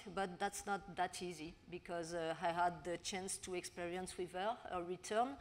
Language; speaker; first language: English; non-native, learner; French